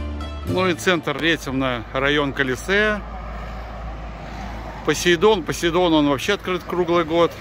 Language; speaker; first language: Russian; native; Russian